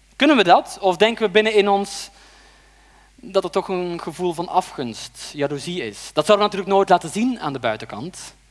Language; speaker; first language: Dutch; native; Dutch